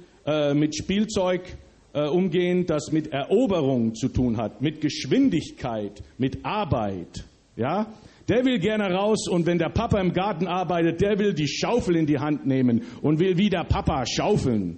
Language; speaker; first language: German; early bilingual, other home language; English